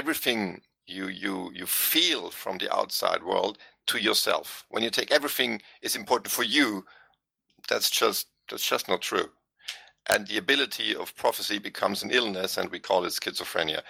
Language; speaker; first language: English; non-native, fluent; German